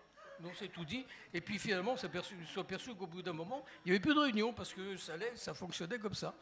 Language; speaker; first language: French; native; French